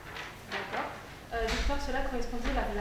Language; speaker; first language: French; native; French